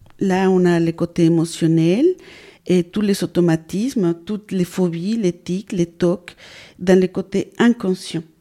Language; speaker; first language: French; non-native, fluent; Spanish